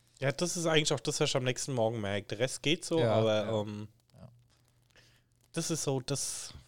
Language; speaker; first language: German; native; German